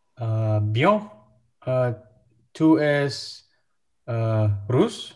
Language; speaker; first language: French; non-native, learner; English